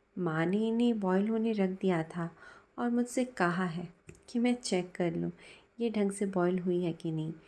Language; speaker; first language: Hindi; native; Hindi